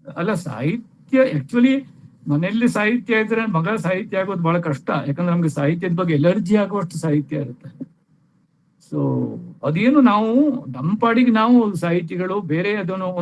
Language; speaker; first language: Kannada; non-native, local second language; Konkani